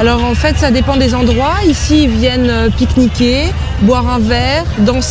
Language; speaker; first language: French; native; French